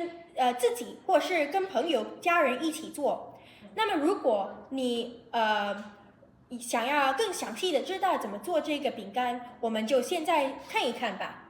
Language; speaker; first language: Chinese; non-native, learner; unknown